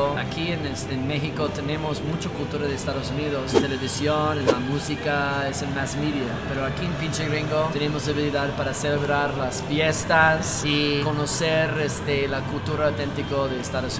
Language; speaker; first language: Spanish; non-native, learner; English